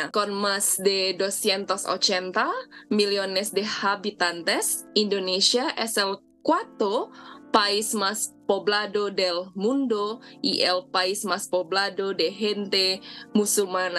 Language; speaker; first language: Spanish; non-native, learner; Indonesian